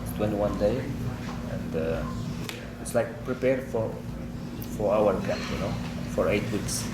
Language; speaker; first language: English; non-native, learner; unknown